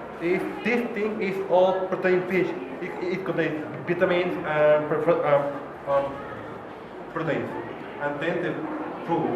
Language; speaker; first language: English; non-native, learner; Spanish